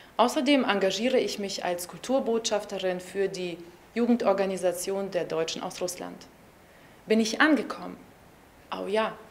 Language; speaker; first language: German; early bilingual, other home language; Russian